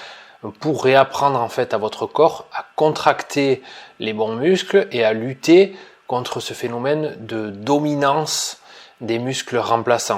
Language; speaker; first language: French; native; French